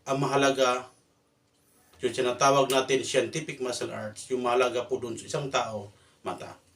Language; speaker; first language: Filipino; non-native, local second language; Cebuano